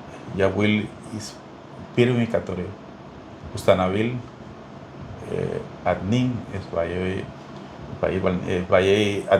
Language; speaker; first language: Russian; non-native, fluent; Spanish